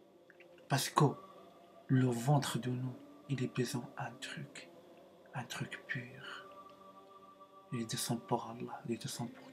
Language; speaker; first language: French; non-native, learner; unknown